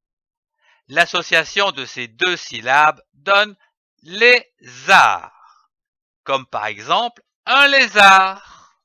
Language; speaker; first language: French; native; French